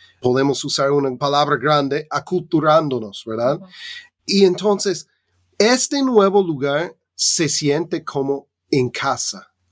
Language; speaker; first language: Spanish; non-native, fluent; English